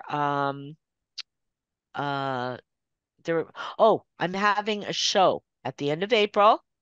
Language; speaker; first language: English; native; English